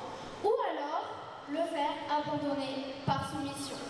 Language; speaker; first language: French; native; French